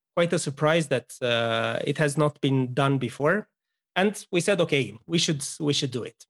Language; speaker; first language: English; non-native, fluent; Romanian